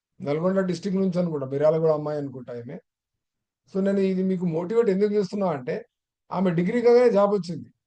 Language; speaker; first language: Telugu; non-native, local second language; Urdu